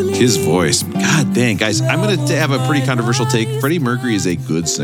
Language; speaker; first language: English; native; English